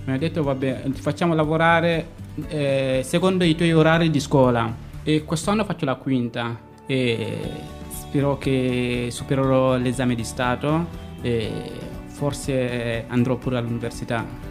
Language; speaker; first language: Italian; non-native, fluent; Fula